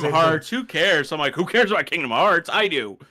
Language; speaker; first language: English; native; English